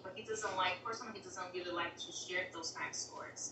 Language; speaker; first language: English; non-native, fluent; Portuguese